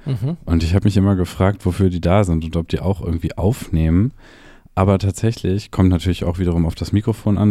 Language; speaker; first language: German; native; German